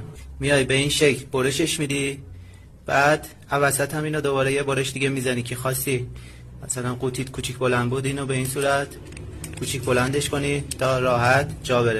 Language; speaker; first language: Persian; native; Persian